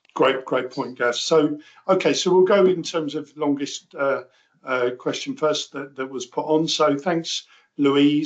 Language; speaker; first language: English; native; English